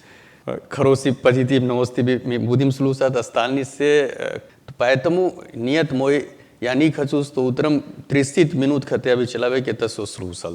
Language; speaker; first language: Russian; non-native, learner; Hindi